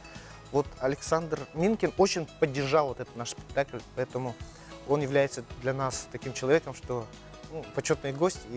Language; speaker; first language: Russian; non-native, local second language; Yakut